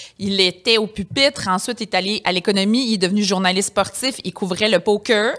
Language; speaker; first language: French; native; French